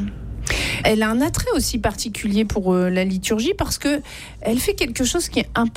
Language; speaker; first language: French; native; French